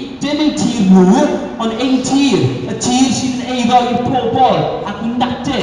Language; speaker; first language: Welsh; native; Welsh